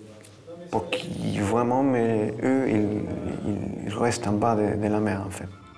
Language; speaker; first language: French; non-native, fluent; Spanish